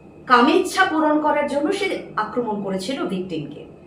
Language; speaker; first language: Bangla; native; Bangla